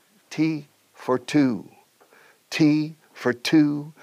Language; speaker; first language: English; native; English